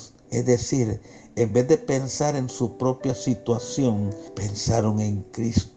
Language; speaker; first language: Spanish; native; Spanish